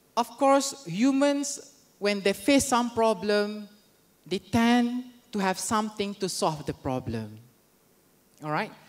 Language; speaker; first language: English; non-native, local second language; Malay